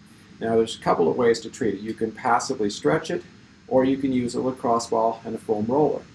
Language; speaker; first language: English; native; English